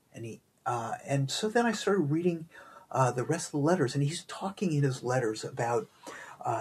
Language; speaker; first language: English; native; English